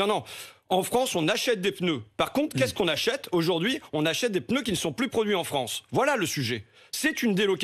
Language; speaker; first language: French; native; French